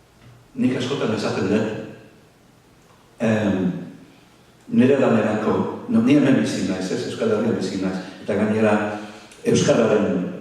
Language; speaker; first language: Basque; non-native, fluent; English